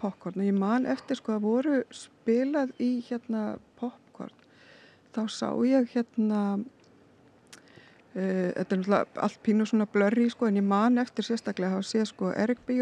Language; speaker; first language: Icelandic; native; Icelandic